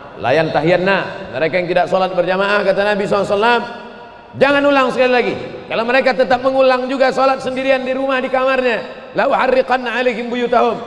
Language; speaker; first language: Indonesian; native; Indonesian